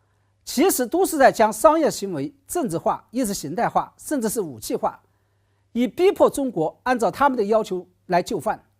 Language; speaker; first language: Chinese; native; Chinese